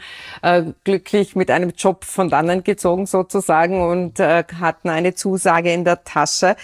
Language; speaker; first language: German; native; German